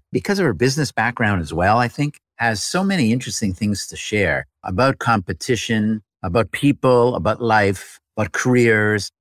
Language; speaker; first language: English; native; English